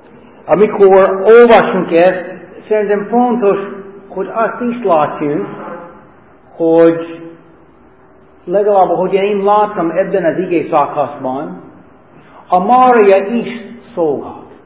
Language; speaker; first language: Hungarian; non-native, learner; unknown